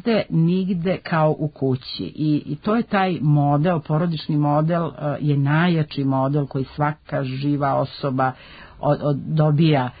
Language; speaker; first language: Serbian; native; Serbian